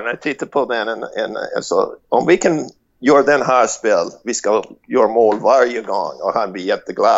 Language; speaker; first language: Swedish; non-native, fluent; English